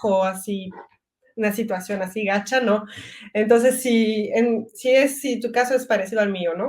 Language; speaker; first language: Spanish; early bilingual, heritage; French